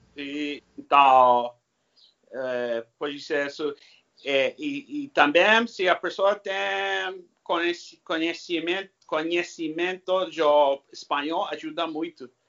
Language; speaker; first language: Portuguese; non-native, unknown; English